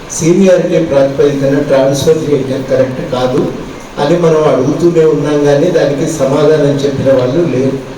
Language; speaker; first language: Telugu; native; Telugu